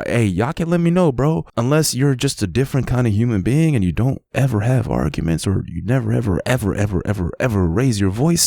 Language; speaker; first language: English; native; English